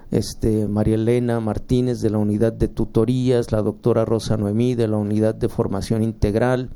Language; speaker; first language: Spanish; native; Spanish